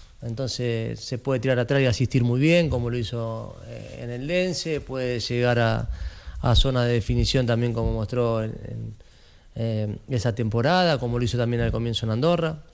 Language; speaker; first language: Spanish; native; Spanish